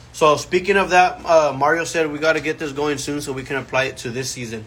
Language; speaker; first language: English; early bilingual, other home language; Spanish